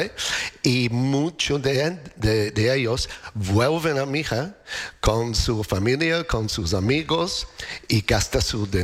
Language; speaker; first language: Spanish; non-native, fluent; English